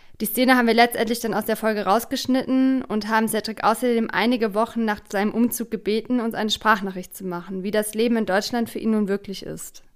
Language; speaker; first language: German; native; German